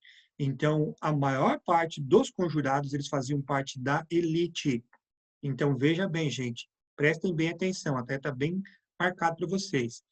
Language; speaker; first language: Portuguese; native; Portuguese